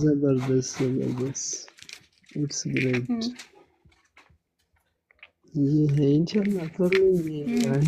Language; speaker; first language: Hindi; non-native, local second language; Pashto